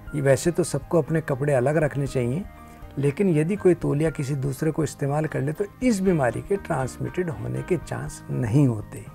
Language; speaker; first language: Hindi; native; Hindi